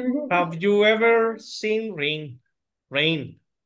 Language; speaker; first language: English; non-native, learner; Spanish